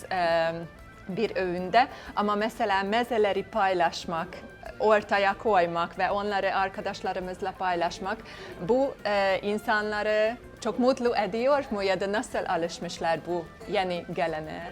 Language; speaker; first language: Turkish; non-native, fluent; Hungarian